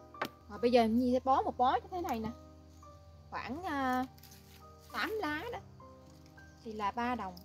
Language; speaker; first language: Vietnamese; native; Vietnamese